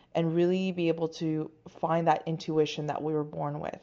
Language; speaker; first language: English; non-native, fluent; Chinese